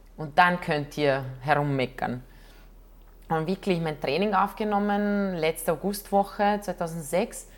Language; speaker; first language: German; non-native, fluent; Croatian